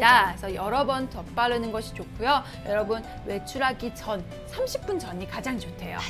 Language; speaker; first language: Korean; native; Korean